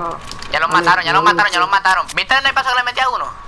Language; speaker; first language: Spanish; native; Spanish